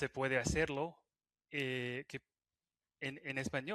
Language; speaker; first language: Spanish; non-native, fluent; English